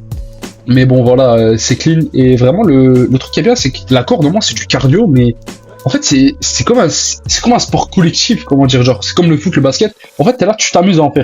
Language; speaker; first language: French; native; French